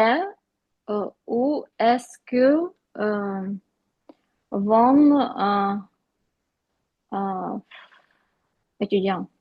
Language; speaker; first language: French; non-native, learner; Ukrainian